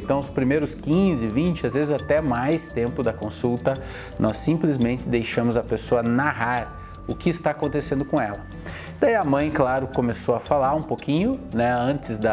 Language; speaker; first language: Portuguese; native; Portuguese